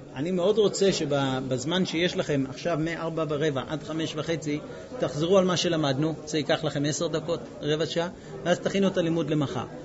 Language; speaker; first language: Hebrew; non-native, fluent; English